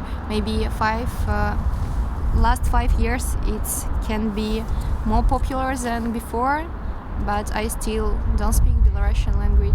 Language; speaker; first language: English; non-native, learner; Russian